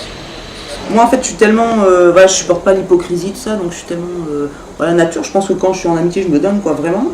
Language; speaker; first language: French; native; French